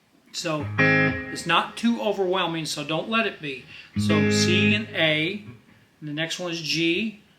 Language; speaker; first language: English; native; English